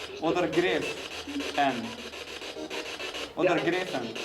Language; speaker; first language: German; non-native, learner; Slovenian